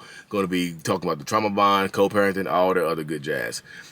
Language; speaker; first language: English; native; English